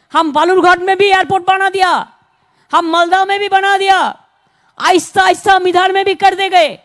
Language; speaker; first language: Hindi; non-native, local second language; Bangla